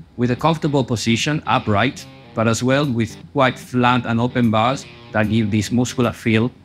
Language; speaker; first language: English; non-native, fluent; Spanish